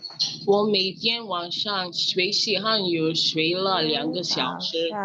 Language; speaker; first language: Chinese; non-native, learner; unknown